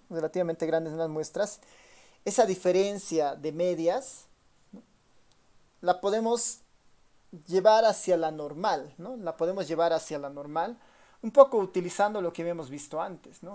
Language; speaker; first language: Spanish; native; Spanish